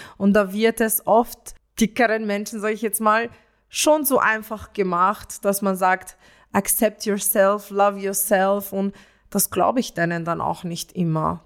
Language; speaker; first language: German; early bilingual, other home language; Romanian